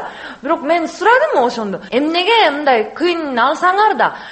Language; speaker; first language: Kyrgyz; non-native, learner; Japanese